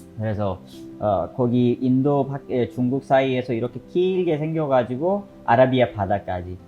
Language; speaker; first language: Korean; non-native, fluent; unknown